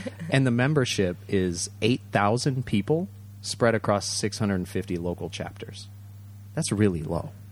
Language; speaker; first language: English; early bilingual, other home language; Japanese